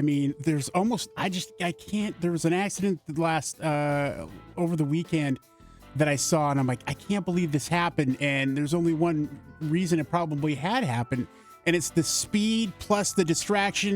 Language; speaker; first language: English; native; English